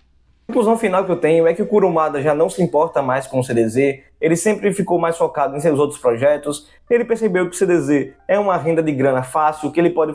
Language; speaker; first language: Portuguese; native; Portuguese